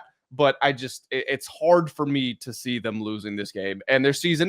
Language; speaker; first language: English; native; English